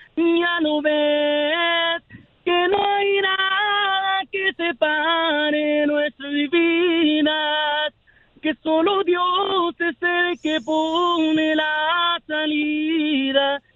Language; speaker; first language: Spanish; native; Spanish